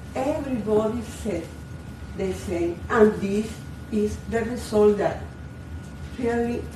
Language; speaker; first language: English; non-native, fluent; Spanish